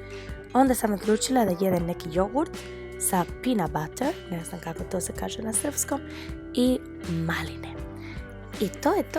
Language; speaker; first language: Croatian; non-native, fluent; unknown